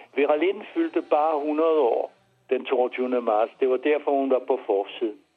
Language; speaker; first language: Danish; early bilingual, other home language; French